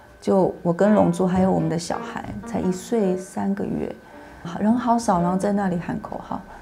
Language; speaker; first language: Chinese; native; Chinese